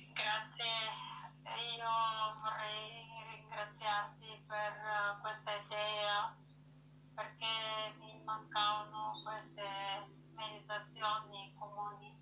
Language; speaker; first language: Italian; non-native, fluent; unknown